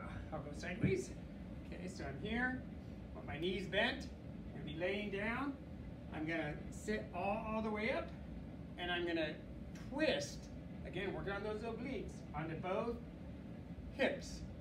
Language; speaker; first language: English; native; English